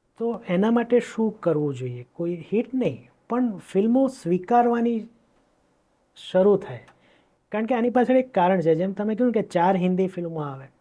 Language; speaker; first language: Gujarati; native; Gujarati